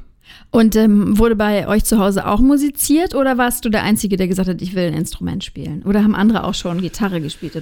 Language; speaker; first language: German; native; German